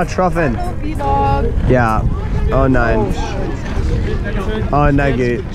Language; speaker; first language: German; non-native, learner; English